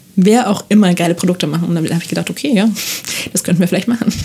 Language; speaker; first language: German; non-native, fluent; Spanish